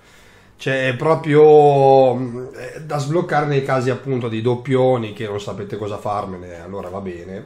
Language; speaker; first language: Italian; native; Italian